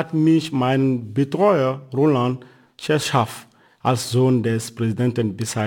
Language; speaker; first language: German; non-native, fluent; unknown